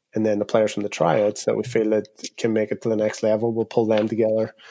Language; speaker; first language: English; native; English